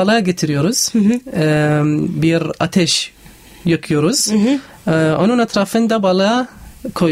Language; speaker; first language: Turkish; non-native, learner; Arabic